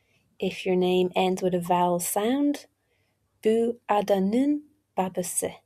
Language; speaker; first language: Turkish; non-native, learner; English